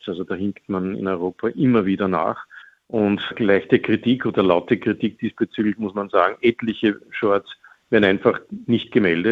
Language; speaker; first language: German; native; German